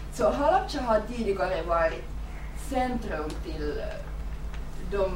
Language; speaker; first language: Swedish; non-native, fluent; Finnish